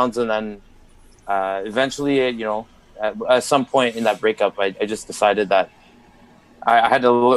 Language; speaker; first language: English; native; English